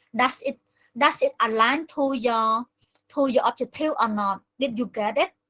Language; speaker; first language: English; non-native, learner; Khmer